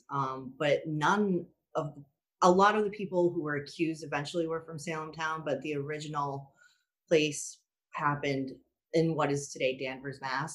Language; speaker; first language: English; native; English